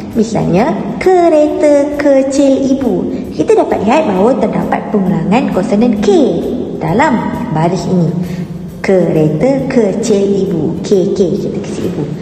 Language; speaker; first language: Malay; native; Malay